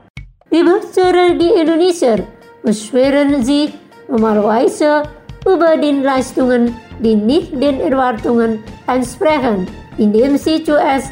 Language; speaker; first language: German; non-native, learner; Indonesian